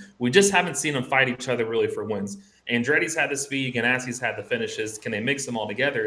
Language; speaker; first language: English; native; English